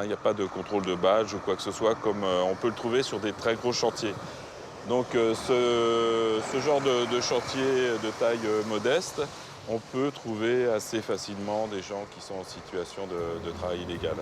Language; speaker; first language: French; native; French